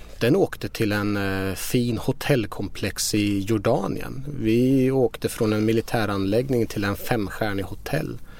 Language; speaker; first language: Swedish; early bilingual, other home language; Persian